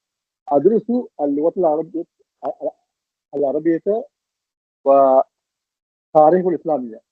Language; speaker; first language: Arabic; non-native, learner; Tamil